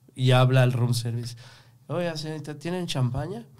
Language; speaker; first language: Spanish; native; Spanish